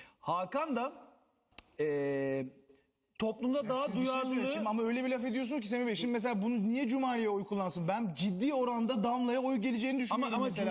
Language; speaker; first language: Turkish; native; Turkish